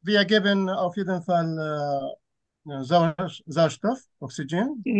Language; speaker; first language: German; non-native, fluent; Turkish